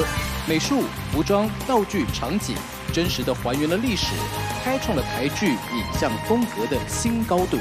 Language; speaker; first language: Chinese; native; Chinese